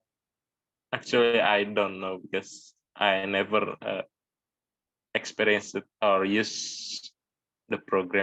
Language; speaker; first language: English; non-native, learner; Indonesian